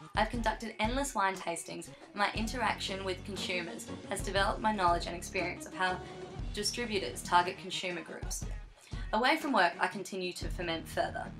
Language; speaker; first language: English; native; English